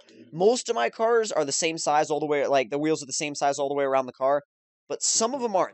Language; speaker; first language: English; native; English